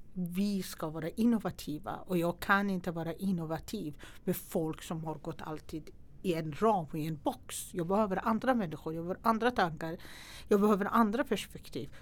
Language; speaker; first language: Swedish; non-native, fluent; Persian